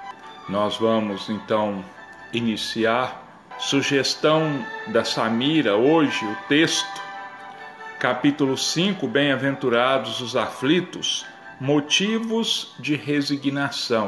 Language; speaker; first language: Portuguese; native; Portuguese